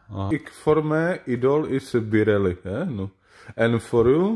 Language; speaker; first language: Dutch; non-native, learner; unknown